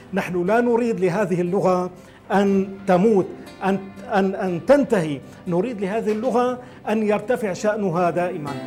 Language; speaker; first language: Arabic; native; Arabic